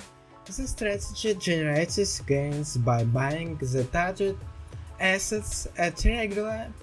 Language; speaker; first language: English; non-native, learner; Russian